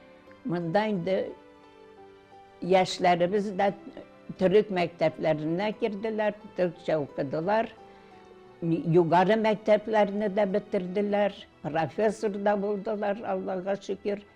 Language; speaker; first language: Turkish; non-native, learner; Tatar